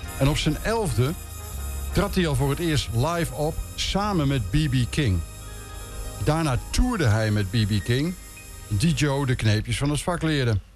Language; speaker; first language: Dutch; native; Dutch